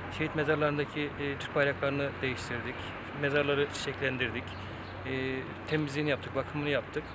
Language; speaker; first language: Turkish; native; Turkish